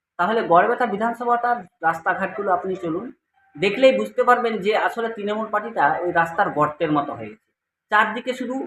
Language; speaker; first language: Bangla; native; Bangla